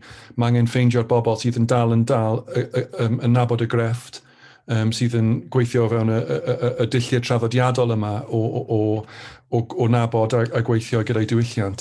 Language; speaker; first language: Welsh; native; Welsh